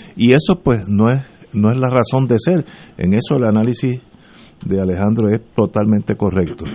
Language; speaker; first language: Spanish; early bilingual, heritage; Spanish